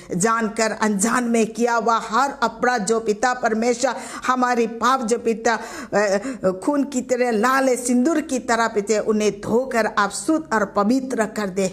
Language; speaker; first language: Hindi; non-native, local second language; Assamese